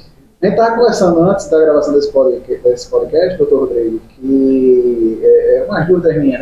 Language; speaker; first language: Portuguese; native; Portuguese